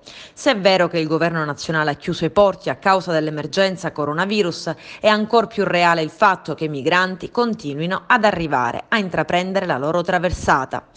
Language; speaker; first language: Italian; native; Italian